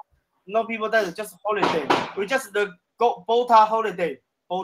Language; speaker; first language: English; non-native, learner; Chinese